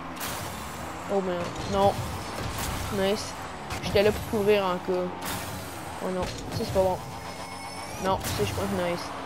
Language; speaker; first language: French; native; French